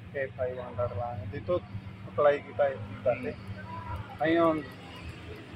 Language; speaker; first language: Filipino; non-native, learner; Punjabi